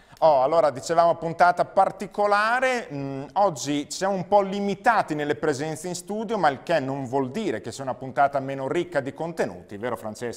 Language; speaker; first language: Italian; native; Italian